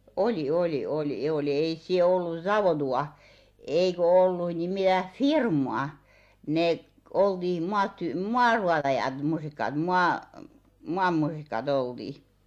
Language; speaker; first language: Finnish; non-native, local second language; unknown